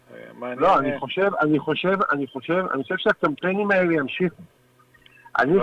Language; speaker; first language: Hebrew; native; Hebrew